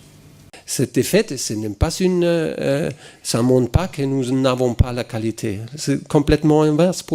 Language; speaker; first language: French; non-native, fluent; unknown